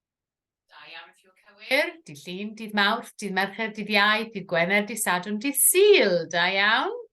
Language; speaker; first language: Welsh; non-native, fluent; English